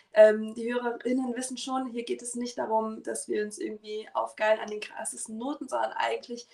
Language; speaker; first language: German; native; German